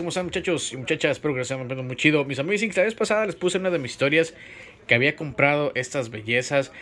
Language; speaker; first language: Spanish; native; Spanish